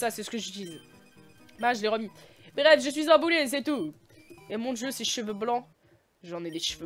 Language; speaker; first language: French; native; French